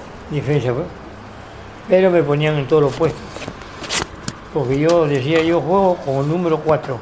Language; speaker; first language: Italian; non-native, learner; Spanish